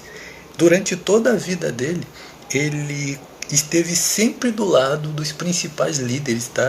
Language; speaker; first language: Portuguese; native; Portuguese